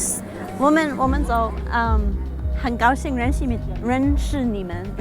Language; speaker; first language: Chinese; non-native, learner; English